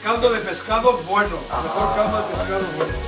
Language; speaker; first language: Spanish; native; Spanish